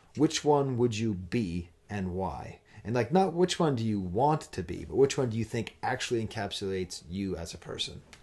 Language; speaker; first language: English; native; English